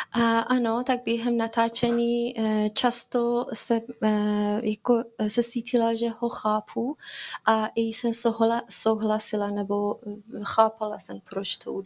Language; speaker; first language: Czech; non-native, fluent; Persian